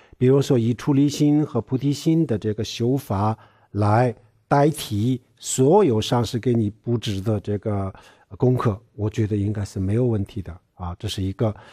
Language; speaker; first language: Chinese; non-native, local second language; Tibetan